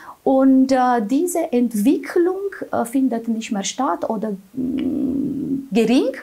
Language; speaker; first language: German; non-native, fluent; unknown